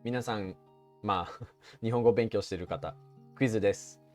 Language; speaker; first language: Japanese; non-native, fluent; English